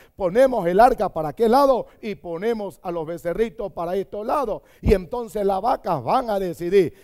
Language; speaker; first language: Spanish; native; Spanish